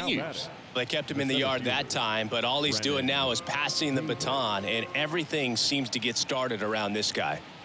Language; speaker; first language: English; native; English